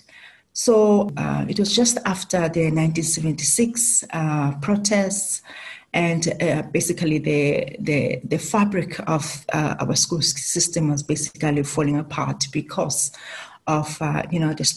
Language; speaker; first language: English; non-native, local second language; Southern Sotho